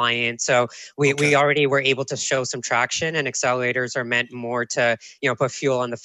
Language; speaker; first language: English; native; English